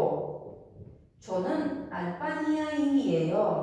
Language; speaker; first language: Korean; non-native, fluent; Albanian